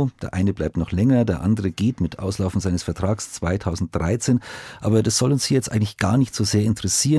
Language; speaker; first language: German; native; German